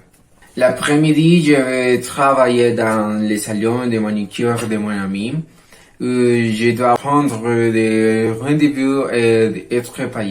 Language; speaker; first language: French; non-native, learner; Spanish